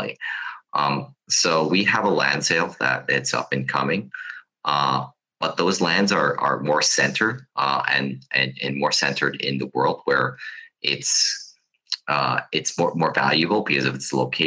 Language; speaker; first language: English; non-native, local second language; Cantonese